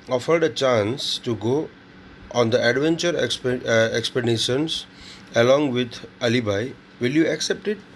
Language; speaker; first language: English; non-native, local second language; Gujarati